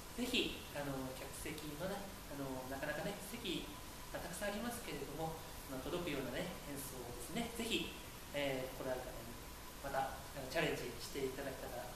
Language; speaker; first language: Japanese; native; Japanese